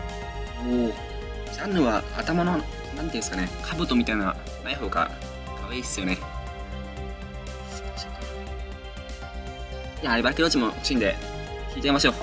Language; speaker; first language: Japanese; native; Japanese